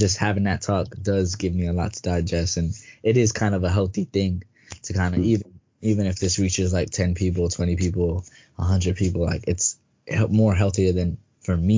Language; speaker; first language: English; native; English